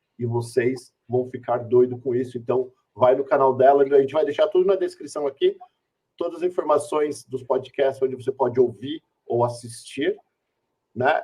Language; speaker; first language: Portuguese; native; Portuguese